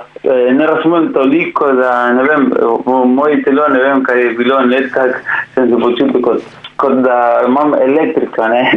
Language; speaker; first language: Slovenian; non-native, learner; Spanish